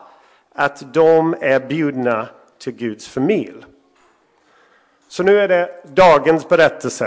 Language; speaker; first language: Swedish; non-native, fluent; English